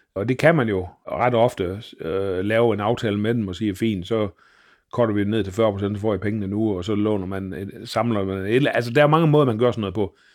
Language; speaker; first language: Danish; native; Danish